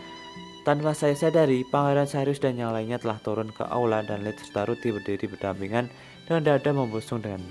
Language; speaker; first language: Indonesian; native; Indonesian